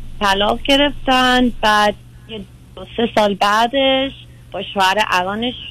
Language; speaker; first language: Persian; early bilingual, heritage; Persian